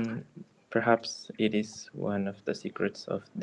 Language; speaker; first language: English; non-native, learner; Spanish